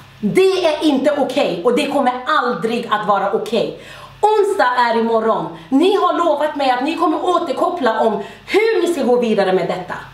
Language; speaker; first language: Swedish; early bilingual, other home language; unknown